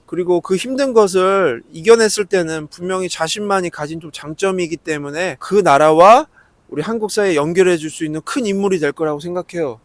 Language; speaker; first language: Korean; native; Korean